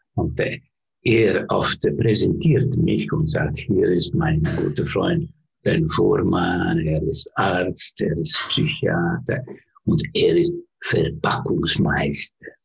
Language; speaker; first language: German; non-native, learner; Finnish